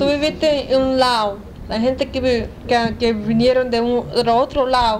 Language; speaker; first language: Spanish; early bilingual, heritage; Spanish